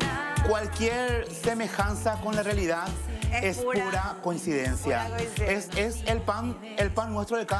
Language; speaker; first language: Spanish; native; Spanish